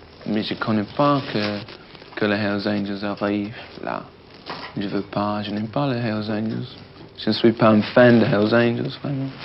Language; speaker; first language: French; non-native, learner; English